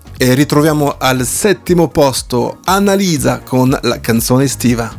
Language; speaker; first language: Italian; non-native, fluent; French